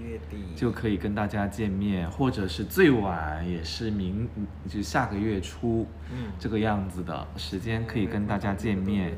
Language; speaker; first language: Chinese; non-native, fluent; Thai